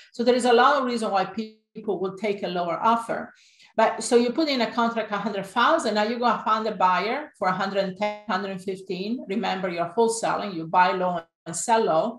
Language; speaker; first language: English; non-native, fluent; Italian